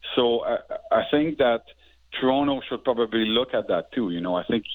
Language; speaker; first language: English; native; English